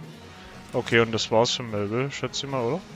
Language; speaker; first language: German; native; German